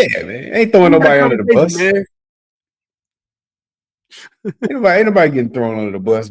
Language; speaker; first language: English; native; English